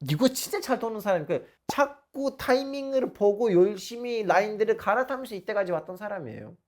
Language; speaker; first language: Korean; non-native, fluent; Turkish